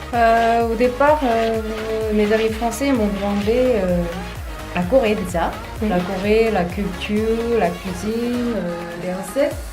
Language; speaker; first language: French; non-native, learner; Korean